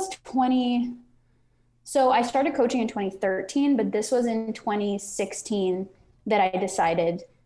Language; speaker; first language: English; native; English